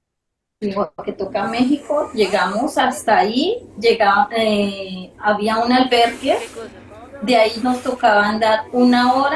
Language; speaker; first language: Spanish; native; Spanish